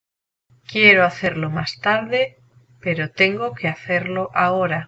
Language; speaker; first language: Spanish; non-native, learner; English